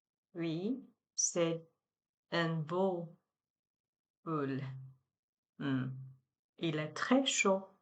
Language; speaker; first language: French; non-native, learner; Chinese